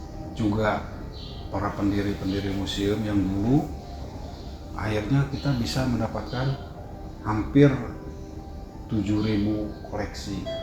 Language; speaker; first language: Indonesian; native; Indonesian